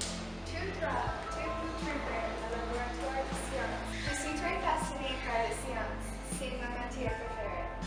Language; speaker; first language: French; non-native, learner; English